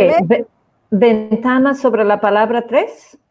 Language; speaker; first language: Portuguese; non-native, fluent; Spanish